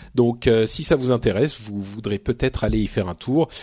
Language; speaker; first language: French; native; French